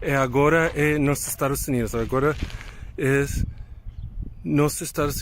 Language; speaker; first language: Portuguese; non-native, learner; English